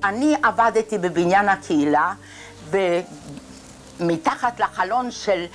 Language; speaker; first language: Hebrew; non-native, fluent; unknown